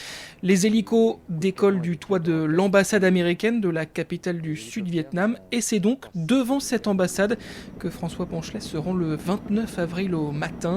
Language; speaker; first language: French; native; French